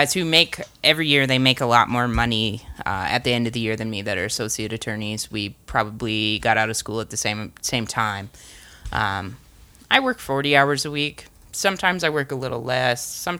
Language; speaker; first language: English; native; English